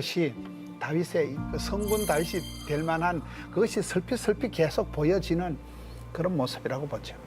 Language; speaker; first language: Korean; native; Korean